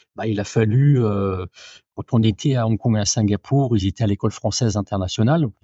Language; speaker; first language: French; native; French